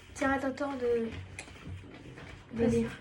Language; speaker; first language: French; native; French